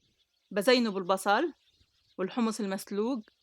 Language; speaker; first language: Arabic; native; Arabic